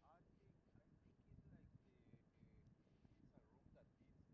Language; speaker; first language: English; non-native, learner; Spanish